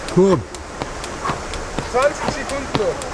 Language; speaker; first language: German; early bilingual, heritage; Turkish